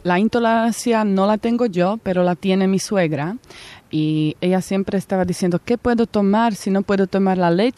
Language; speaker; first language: Spanish; non-native, fluent; Slovak